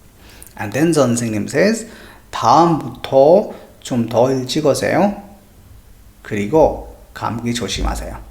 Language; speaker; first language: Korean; non-native, fluent; Hindi